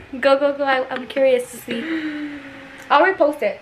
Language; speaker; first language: English; early bilingual, other home language; Spanish